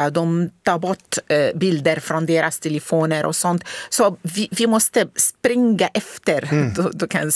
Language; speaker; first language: Swedish; non-native, fluent; Arabic